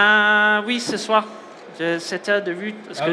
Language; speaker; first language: French; non-native, learner; English